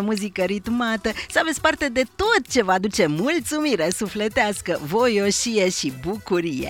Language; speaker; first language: Romanian; native; Romanian